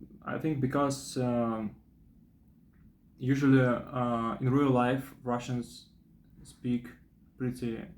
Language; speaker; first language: English; non-native, fluent; Russian